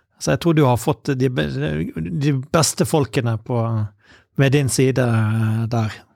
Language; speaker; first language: Norwegian; native; Norwegian